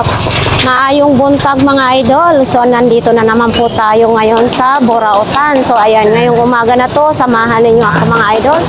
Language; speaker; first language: Filipino; non-native, local second language; Cebuano